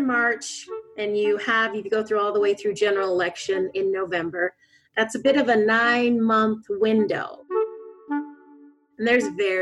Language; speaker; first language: English; native; English